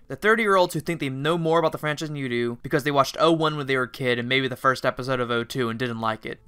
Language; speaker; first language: English; native; English